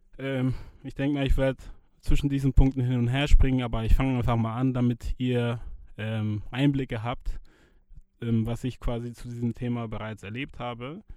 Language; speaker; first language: German; early bilingual, other home language; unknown